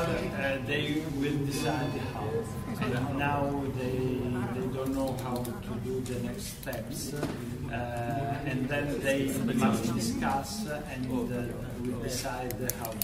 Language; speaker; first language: English; non-native, learner; Italian